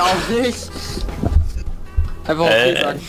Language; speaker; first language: German; native; German